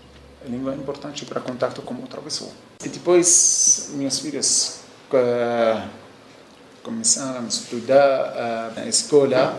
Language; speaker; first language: Portuguese; non-native, learner; Arabic